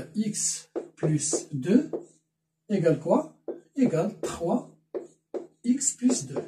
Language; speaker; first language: French; non-native, local second language; Arabic